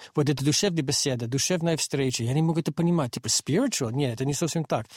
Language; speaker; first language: Russian; non-native, fluent; English